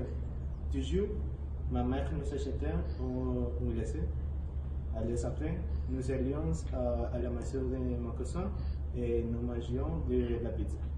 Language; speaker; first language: French; non-native, learner; Spanish